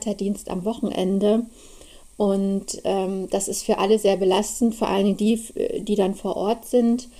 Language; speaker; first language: German; native; German